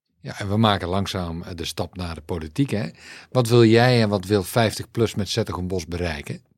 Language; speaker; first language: Dutch; native; Dutch